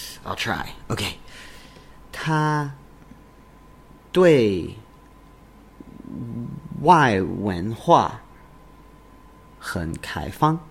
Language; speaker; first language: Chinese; non-native, learner; English